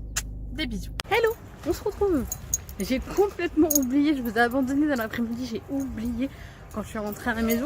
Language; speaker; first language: French; native; French